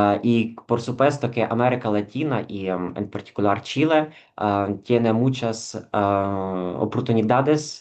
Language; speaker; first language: Spanish; non-native, fluent; Ukrainian